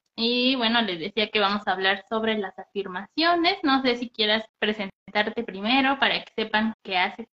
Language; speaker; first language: Spanish; native; Spanish